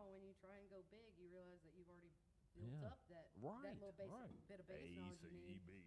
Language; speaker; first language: English; native; English